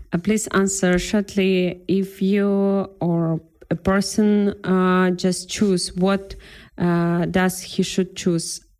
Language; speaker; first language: English; non-native, fluent; Ukrainian